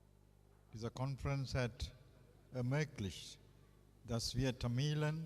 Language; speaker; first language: German; non-native, fluent; Tamil